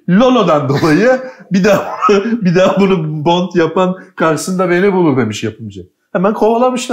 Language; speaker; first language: Turkish; native; Turkish